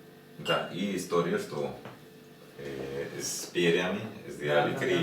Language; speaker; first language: Russian; non-native, learner; Spanish